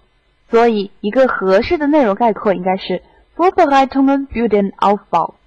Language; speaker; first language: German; non-native, fluent; Chinese